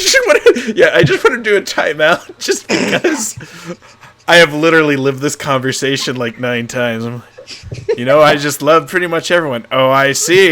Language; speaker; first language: English; native; English